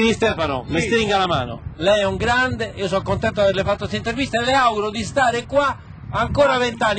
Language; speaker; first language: Italian; native; Italian